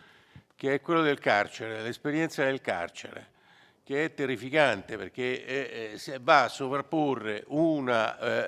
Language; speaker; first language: Italian; native; Italian